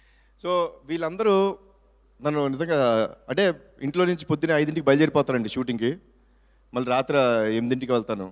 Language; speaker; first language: Telugu; native; Telugu